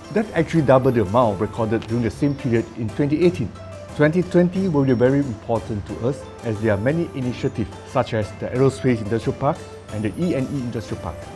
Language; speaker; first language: English; non-native, local second language; Chinese